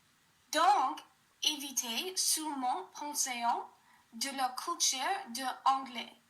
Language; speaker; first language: French; non-native, learner; English